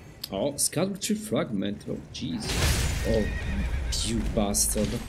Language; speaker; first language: English; non-native, fluent; Italian